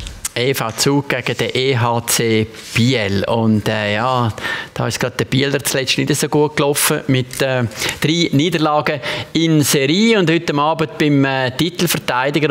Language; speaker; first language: German; native; German